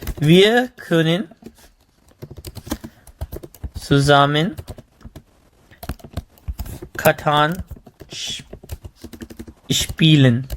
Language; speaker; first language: German; non-native, learner; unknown